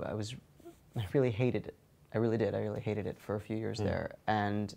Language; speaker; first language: English; native; English